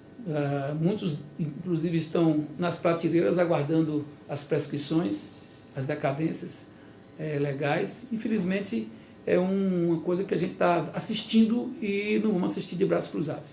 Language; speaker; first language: Portuguese; native; Portuguese